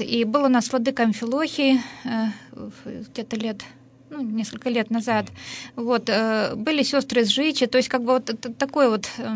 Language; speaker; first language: Russian; native; Russian